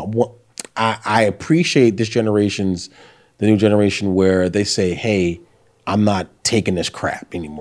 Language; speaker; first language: English; native; English